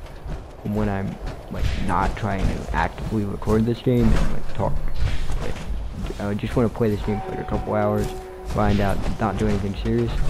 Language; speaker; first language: English; native; English